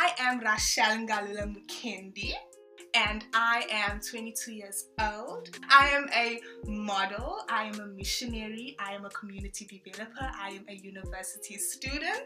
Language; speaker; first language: English; non-native, local second language; French